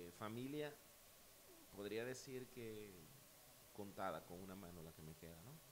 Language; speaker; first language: Spanish; native; Spanish